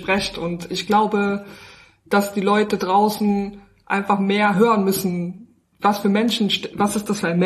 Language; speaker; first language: German; native; German